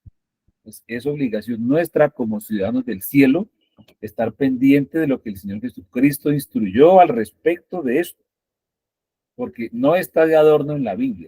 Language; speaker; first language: Spanish; native; Spanish